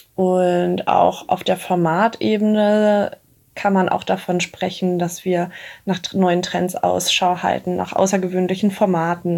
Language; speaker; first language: German; native; German